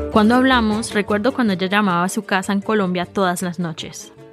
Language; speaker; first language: Spanish; early bilingual, heritage; Spanish